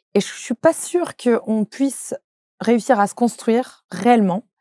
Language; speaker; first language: French; native; French